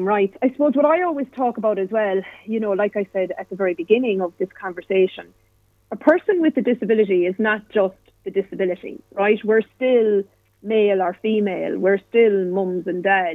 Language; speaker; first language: English; native; English